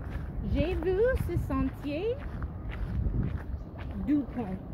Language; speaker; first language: French; non-native, fluent; English